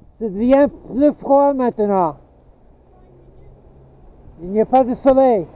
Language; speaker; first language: French; non-native, local second language; English